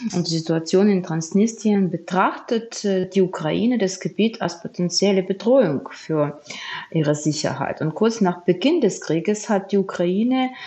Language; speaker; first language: German; non-native, fluent; Ukrainian